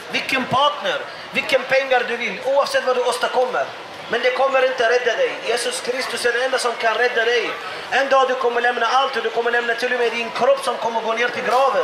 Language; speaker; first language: Swedish; non-native, fluent; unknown